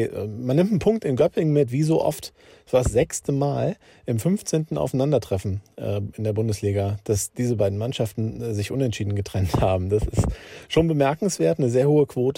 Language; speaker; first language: German; native; German